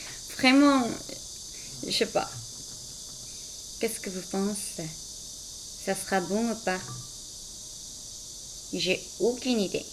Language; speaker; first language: French; non-native, fluent; Korean